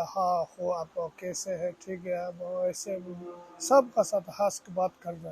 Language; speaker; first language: Hindi; non-native, local second language; Tibetan